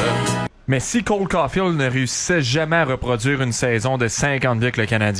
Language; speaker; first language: French; native; French